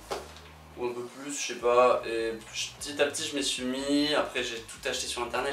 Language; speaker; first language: French; native; French